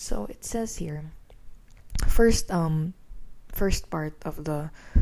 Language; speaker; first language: English; non-native, local second language; Filipino